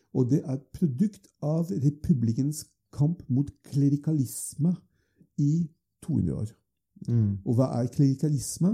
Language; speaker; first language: Norwegian; non-native, fluent; French